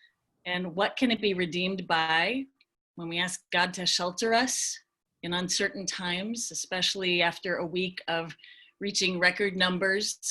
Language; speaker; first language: English; native; English